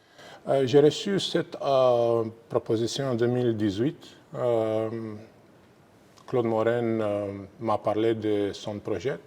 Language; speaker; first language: French; non-native, fluent; Romanian